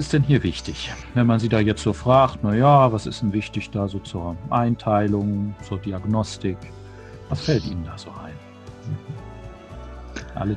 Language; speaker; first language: German; native; German